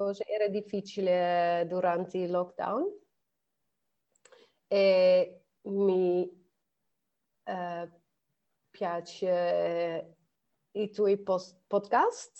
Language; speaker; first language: Italian; non-native, learner; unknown